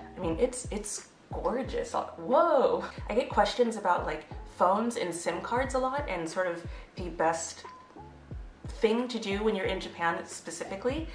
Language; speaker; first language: English; native; English